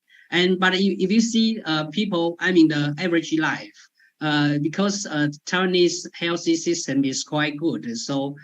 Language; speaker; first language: English; non-native, fluent; Chinese